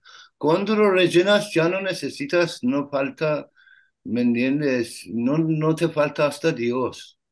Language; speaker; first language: Spanish; non-native, learner; Persian